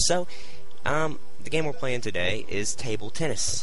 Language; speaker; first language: English; native; English